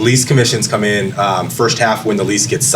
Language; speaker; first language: English; native; English